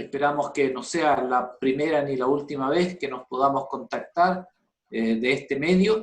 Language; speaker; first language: Spanish; native; Spanish